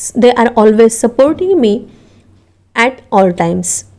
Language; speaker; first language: English; non-native, local second language; Marathi